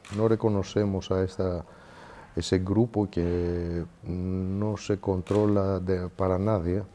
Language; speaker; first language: Spanish; non-native, fluent; Greek